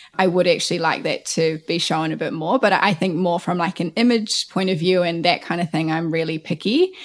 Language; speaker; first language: English; native; English